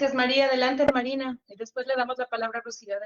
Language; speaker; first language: Spanish; native; Spanish